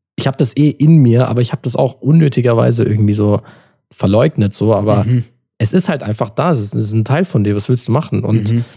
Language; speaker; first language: German; early bilingual, other home language; Turkish